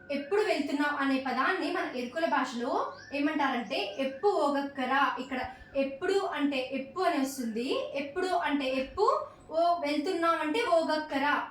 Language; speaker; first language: Telugu; non-native, local second language; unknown